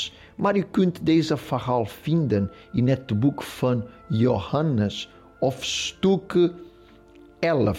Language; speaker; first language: Dutch; non-native, fluent; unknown